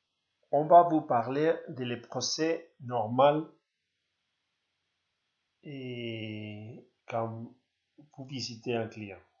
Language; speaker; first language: French; non-native, learner; Spanish